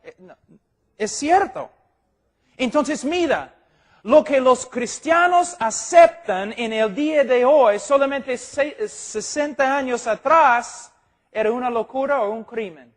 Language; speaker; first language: Spanish; non-native, fluent; English